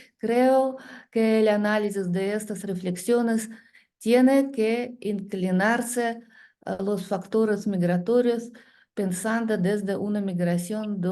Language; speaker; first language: Spanish; non-native, learner; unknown